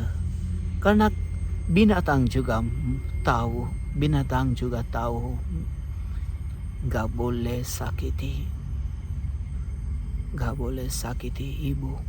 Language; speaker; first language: Indonesian; non-native, fluent; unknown